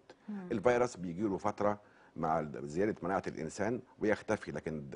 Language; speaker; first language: Arabic; native; Arabic